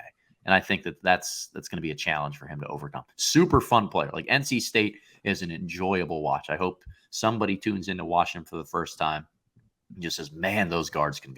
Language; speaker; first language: English; native; English